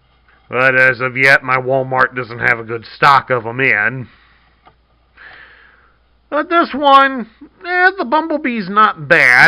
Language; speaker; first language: English; native; English